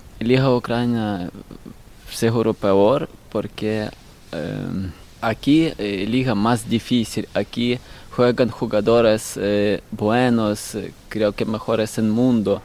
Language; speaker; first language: Spanish; non-native, learner; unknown